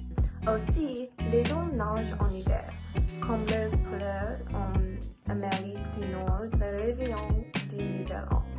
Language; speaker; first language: French; non-native, learner; English